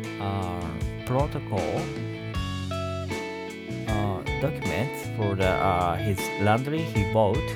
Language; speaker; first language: English; non-native, learner; Japanese